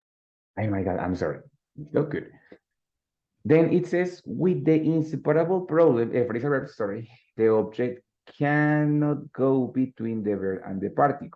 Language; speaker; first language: English; non-native, fluent; Spanish